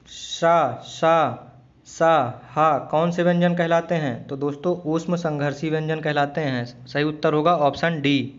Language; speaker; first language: Hindi; native; Hindi